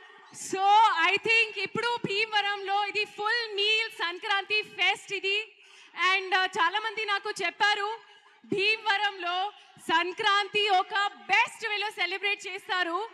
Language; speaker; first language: Telugu; non-native, learner; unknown